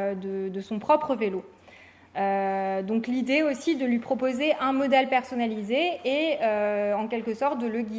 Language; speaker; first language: French; native; French